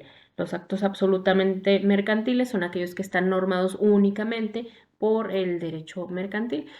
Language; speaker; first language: Spanish; native; Spanish